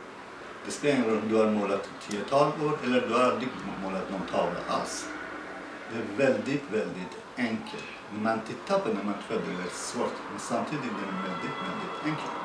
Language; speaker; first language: Swedish; non-native, learner; Persian